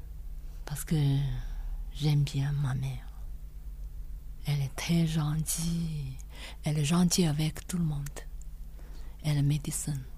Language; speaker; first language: French; non-native, learner; Chinese